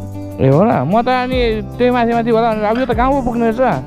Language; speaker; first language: Nepali; native; Nepali